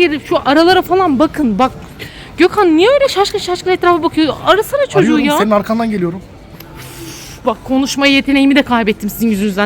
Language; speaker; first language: Turkish; native; Turkish